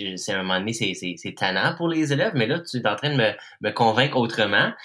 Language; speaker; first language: French; native; French